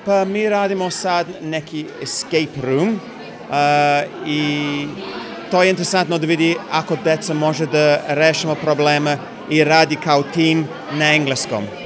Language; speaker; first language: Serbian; early bilingual, heritage; English